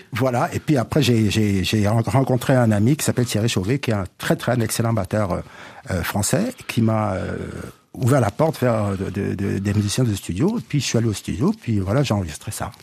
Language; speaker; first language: French; non-native, local second language; Duala